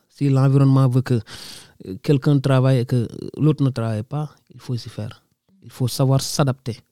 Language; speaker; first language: French; non-native, local second language; Wolof